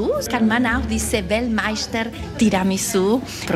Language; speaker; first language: German; non-native, local second language; Italian